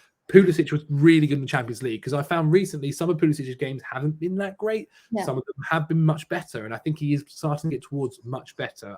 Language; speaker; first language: English; native; English